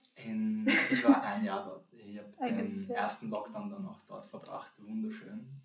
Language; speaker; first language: German; native; German